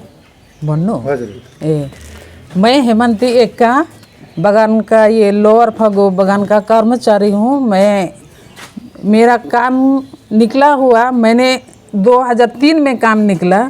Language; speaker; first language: Hindi; non-native, local second language; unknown